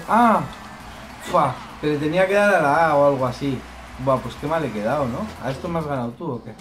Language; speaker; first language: Spanish; native; Spanish